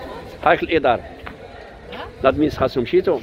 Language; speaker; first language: Arabic; native; Arabic